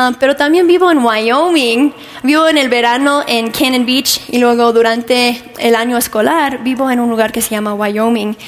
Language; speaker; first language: Spanish; non-native, fluent; English